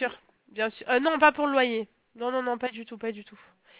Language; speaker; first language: French; native; French